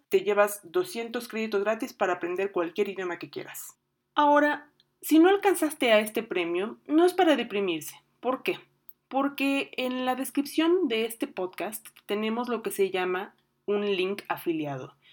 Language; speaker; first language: Spanish; native; Spanish